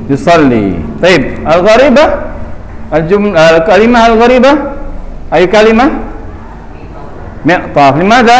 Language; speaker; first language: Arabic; non-native, fluent; Indonesian